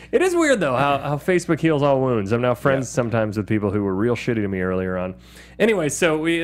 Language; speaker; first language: English; native; English